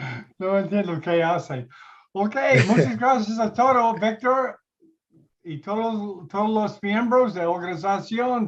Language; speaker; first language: Spanish; non-native, learner; English